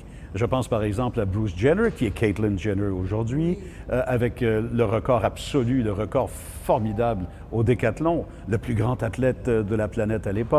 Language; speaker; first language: French; native; French